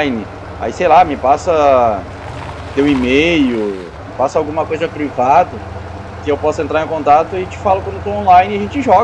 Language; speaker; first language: Portuguese; native; Portuguese